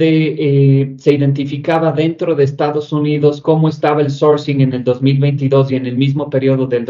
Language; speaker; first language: Spanish; native; Spanish